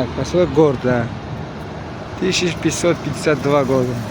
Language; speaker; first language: Russian; non-native, learner; Uzbek